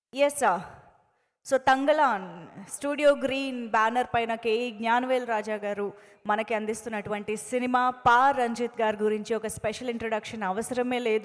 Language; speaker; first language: Telugu; native; Telugu